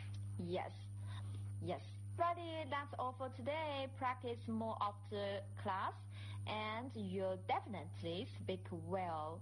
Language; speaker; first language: English; non-native, fluent; Chinese